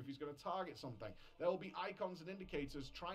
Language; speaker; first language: English; native; English